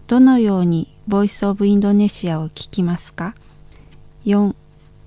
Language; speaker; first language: Japanese; non-native, fluent; Indonesian